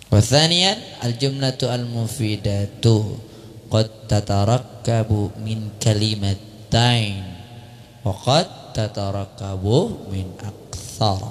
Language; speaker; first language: Arabic; non-native, fluent; Indonesian